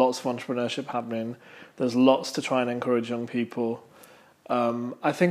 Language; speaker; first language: English; native; English